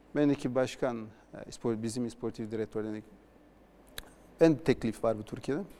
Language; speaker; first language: Turkish; non-native, learner; Portuguese